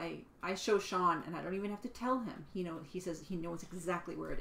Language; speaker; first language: English; native; English